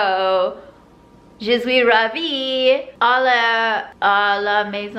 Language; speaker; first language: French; non-native, learner; English